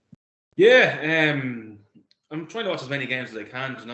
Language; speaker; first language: English; native; English